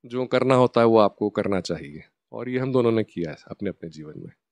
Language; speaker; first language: Hindi; native; Hindi